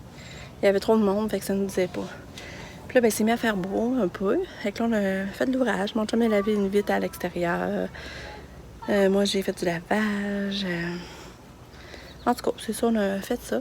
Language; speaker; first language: French; native; French